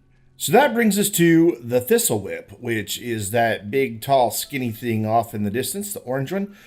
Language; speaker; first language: English; native; English